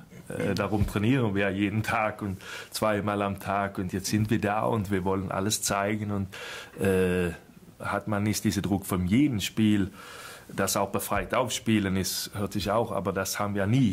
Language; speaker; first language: German; non-native, fluent; Swedish